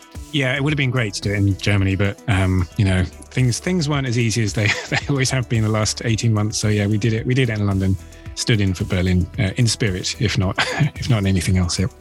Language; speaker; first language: English; native; English